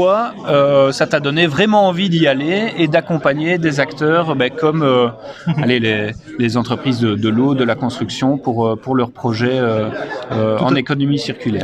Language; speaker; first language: French; native; French